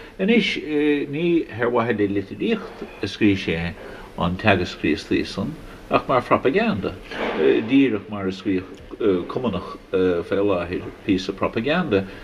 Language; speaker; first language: Irish; native; Irish